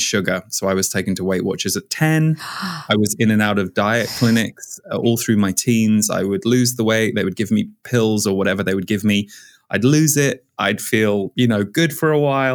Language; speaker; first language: English; native; English